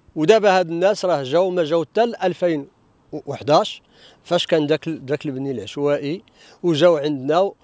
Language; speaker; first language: Arabic; native; Arabic